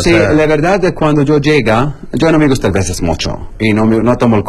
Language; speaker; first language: Spanish; non-native, learner; Arabic